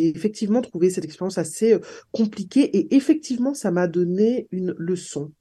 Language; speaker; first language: French; native; French